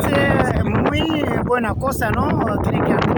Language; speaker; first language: Spanish; non-native, learner; French